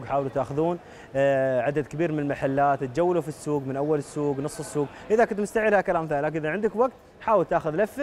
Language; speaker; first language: Arabic; native; Arabic